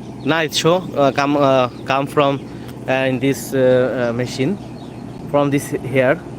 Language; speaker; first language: English; non-native, local second language; Bangla